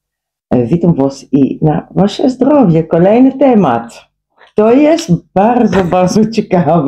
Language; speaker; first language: Polish; non-native, learner; Dutch